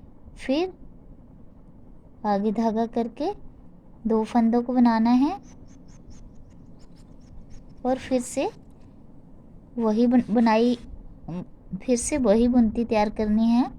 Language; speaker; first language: Hindi; non-native, local second language; Punjabi